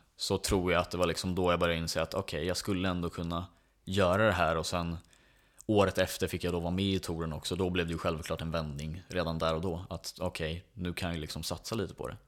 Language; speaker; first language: Swedish; native; Swedish